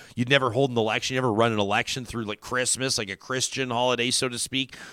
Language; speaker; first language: English; native; English